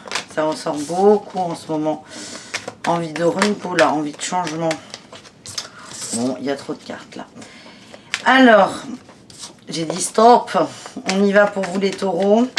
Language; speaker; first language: French; native; French